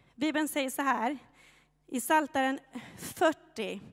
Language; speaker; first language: Swedish; native; Swedish